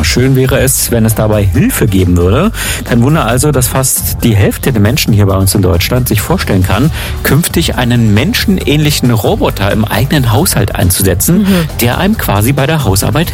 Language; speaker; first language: German; native; German